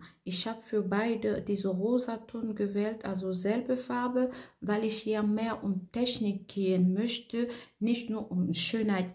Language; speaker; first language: German; non-native, fluent; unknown